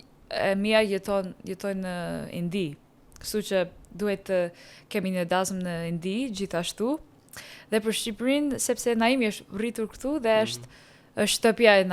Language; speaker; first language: Albanian; non-native, learner; English